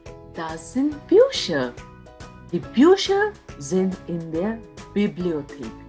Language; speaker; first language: German; non-native, fluent; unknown